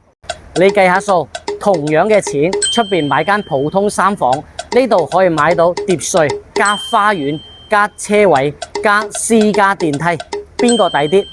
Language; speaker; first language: Cantonese; native; Cantonese